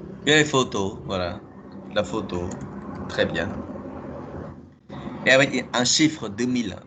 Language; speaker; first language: French; non-native, fluent; Khmer